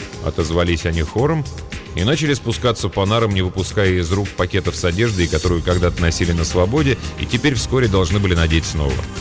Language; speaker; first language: Russian; native; Russian